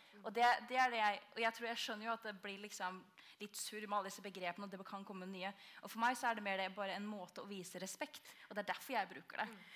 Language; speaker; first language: Norwegian; early bilingual, other home language; Albanian